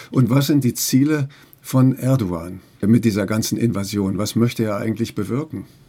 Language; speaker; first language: German; native; German